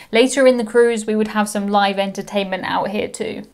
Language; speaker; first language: English; native; English